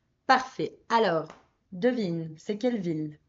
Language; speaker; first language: French; non-native, fluent; Spanish